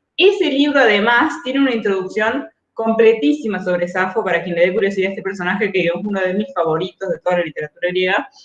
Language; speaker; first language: Spanish; native; Spanish